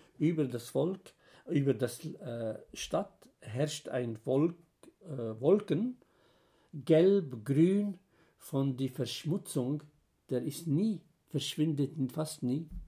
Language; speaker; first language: German; non-native, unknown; Arabic